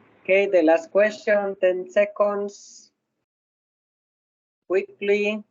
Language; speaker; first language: English; non-native, learner; Spanish